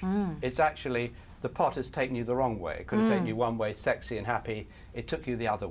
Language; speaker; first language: English; native; English